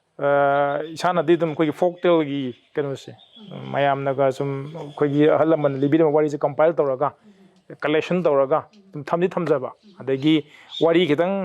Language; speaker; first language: Manipuri; native; Manipuri